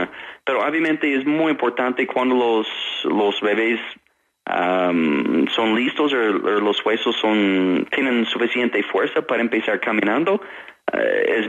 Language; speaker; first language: Spanish; non-native, fluent; English